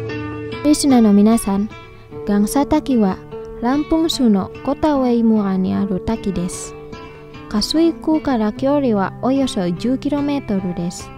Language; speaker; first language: Japanese; non-native, fluent; Indonesian